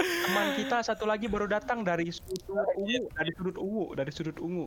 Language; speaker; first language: Indonesian; non-native, local second language; Sundanese